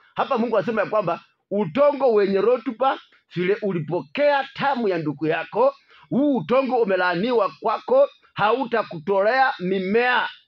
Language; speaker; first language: Swahili; non-native, local second language; Luyia